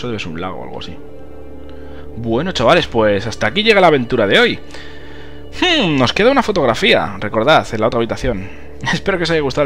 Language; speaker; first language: Spanish; native; Spanish